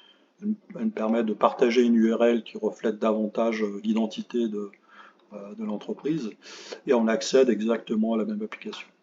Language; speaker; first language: French; native; French